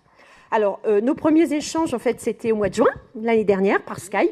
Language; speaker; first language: French; native; French